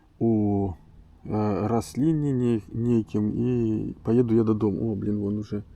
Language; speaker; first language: Belarusian; non-native, local second language; Russian